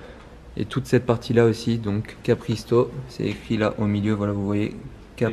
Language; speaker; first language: French; native; French